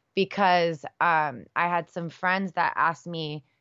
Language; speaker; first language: English; early bilingual, other home language; Spanish